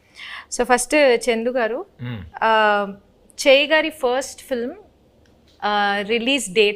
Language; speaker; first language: Telugu; native; Telugu